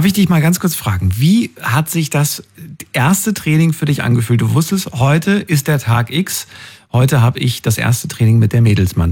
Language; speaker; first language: German; native; German